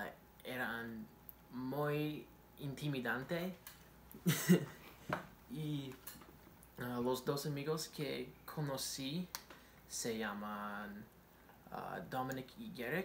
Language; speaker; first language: Spanish; non-native, learner; English